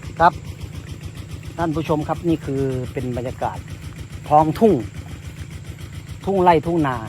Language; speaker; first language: Thai; native; Thai